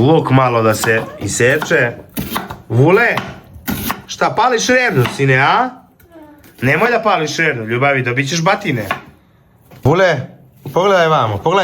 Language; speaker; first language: Croatian; native; Croatian